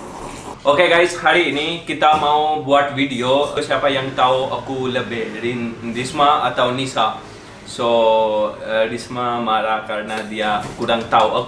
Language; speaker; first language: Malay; non-native, learner; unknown